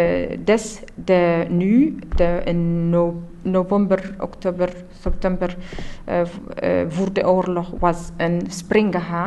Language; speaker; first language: Dutch; non-native, learner; Tigrinya